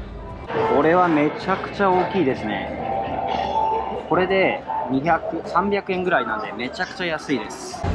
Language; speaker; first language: Japanese; native; Japanese